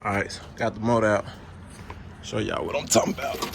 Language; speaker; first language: English; native; English